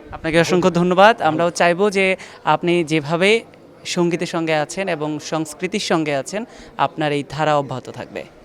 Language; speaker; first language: Bangla; native; Bangla